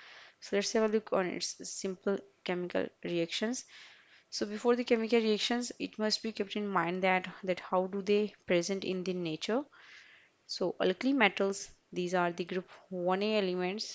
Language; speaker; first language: English; non-native, local second language; Urdu